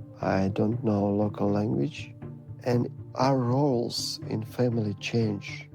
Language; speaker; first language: English; non-native, learner; Ukrainian